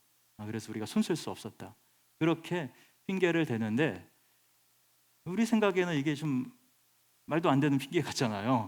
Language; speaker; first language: Korean; native; Korean